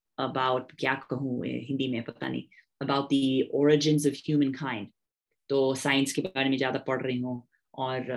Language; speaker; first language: Hindi; non-native, fluent; English